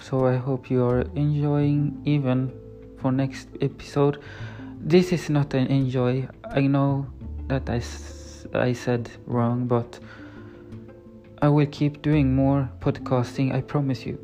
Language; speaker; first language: English; non-native, learner; Swedish